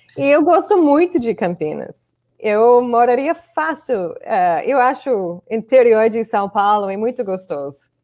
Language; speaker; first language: Portuguese; non-native, fluent; English